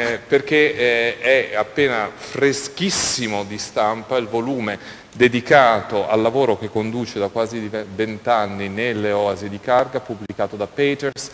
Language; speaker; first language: Italian; native; Italian